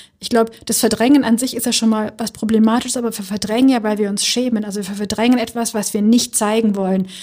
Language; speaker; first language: German; early bilingual, other home language; Turkish